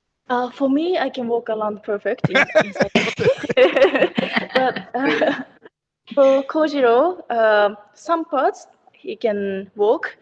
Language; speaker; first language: English; non-native, learner; Japanese